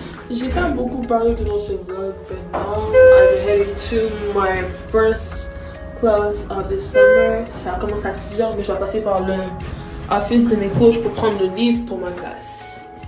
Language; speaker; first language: French; native; French